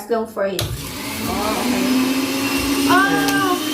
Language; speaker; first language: English; non-native, local second language; Filipino